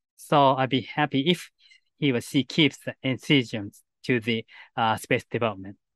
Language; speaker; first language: English; non-native, fluent; Japanese